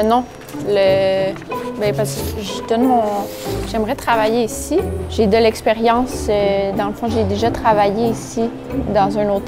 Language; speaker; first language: French; native; French